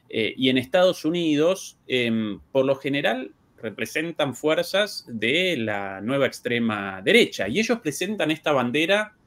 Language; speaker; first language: Spanish; native; Spanish